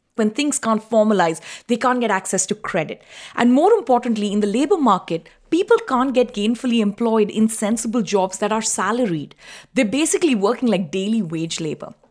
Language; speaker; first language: English; non-native, local second language; Tamil